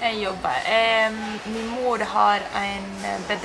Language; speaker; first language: Norwegian; early bilingual, heritage; Spanish